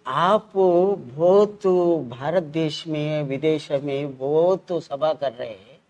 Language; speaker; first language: Hindi; non-native, local second language; Telugu